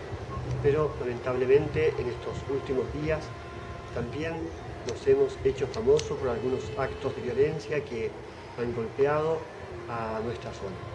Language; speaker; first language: Spanish; native; Spanish